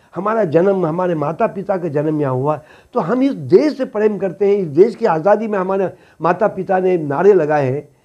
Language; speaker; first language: Hindi; native; Hindi